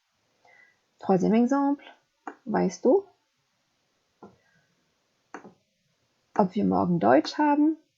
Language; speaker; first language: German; non-native, fluent; French